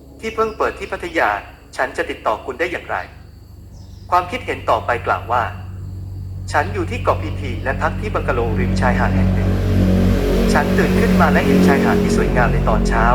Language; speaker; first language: Thai; native; Thai